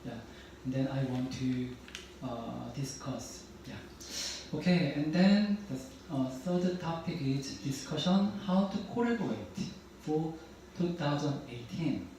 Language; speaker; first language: English; non-native, learner; Korean